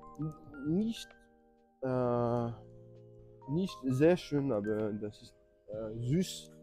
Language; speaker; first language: German; non-native, learner; French